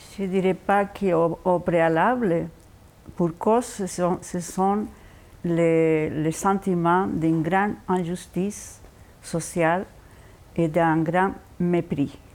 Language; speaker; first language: French; non-native, fluent; Spanish